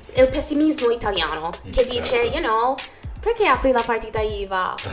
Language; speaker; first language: Italian; non-native, fluent; Jamaican Creole English